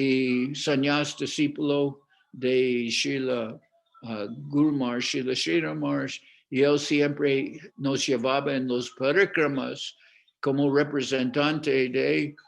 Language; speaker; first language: Spanish; non-native, fluent; English